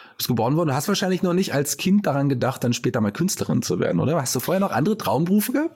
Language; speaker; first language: German; native; German